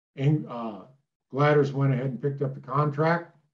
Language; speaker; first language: English; native; English